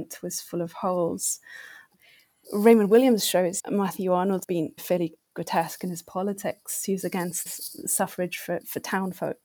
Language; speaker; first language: English; native; English